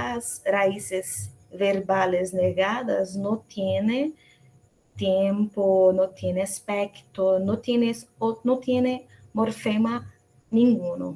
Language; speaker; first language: Spanish; non-native, fluent; Portuguese